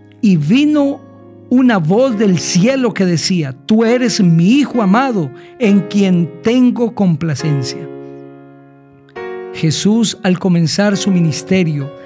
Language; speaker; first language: Spanish; native; Spanish